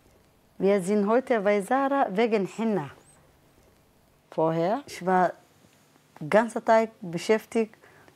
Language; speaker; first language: German; non-native, learner; Somali